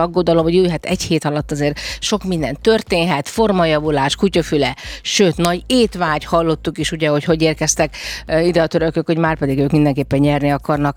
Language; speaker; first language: Hungarian; native; Hungarian